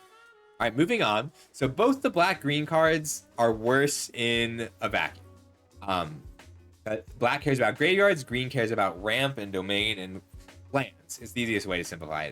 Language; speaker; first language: English; native; English